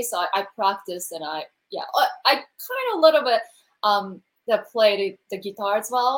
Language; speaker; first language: English; non-native, learner; Japanese